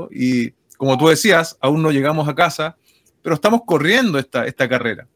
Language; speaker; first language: Spanish; native; Spanish